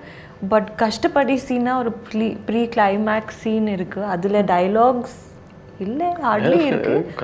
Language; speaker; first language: Tamil; non-native, learner; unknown